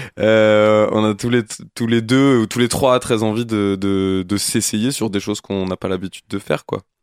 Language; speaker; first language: French; native; French